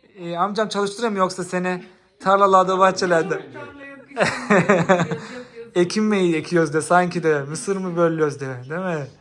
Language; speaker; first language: Turkish; native; Turkish